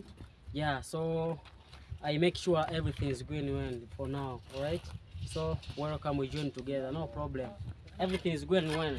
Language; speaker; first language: English; non-native, learner; Swahili